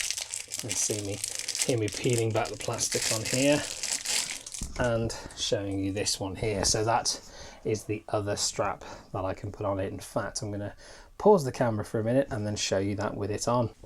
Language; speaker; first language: English; native; English